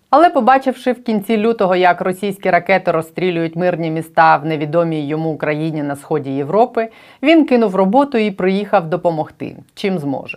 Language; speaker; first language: Ukrainian; native; Ukrainian